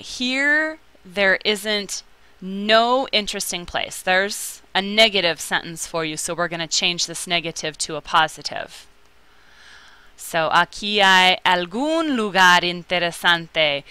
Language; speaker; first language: English; native; English